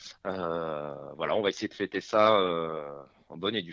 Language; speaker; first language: French; native; French